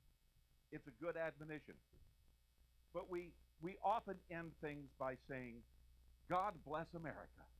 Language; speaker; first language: English; native; English